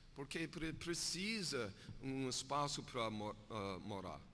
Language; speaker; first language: Portuguese; non-native, learner; English